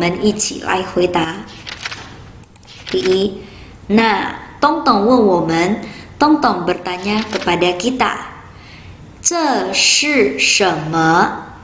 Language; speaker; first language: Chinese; non-native, fluent; Indonesian